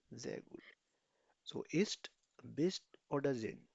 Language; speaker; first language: German; non-native, fluent; Urdu